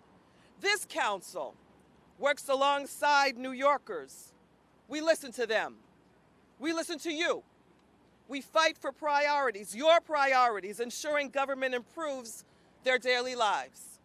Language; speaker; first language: English; native; English